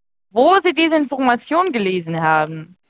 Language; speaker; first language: German; non-native, fluent; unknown